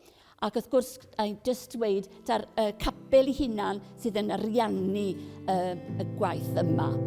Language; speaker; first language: Welsh; native; Welsh